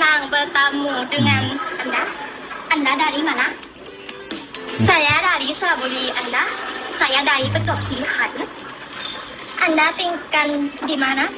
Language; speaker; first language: Indonesian; non-native, learner; Thai